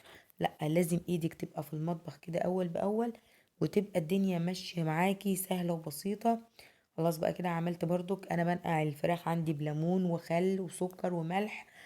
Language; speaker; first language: Arabic; native; Arabic